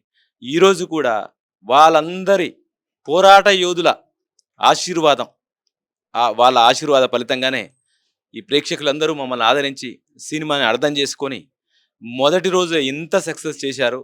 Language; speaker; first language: Telugu; native; Telugu